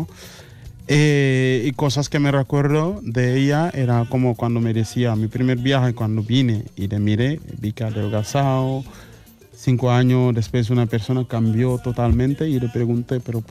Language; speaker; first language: Spanish; non-native, fluent; Wolof